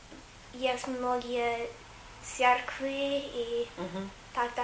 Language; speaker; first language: Russian; non-native, learner; English